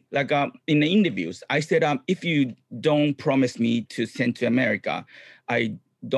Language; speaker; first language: English; non-native, fluent; Japanese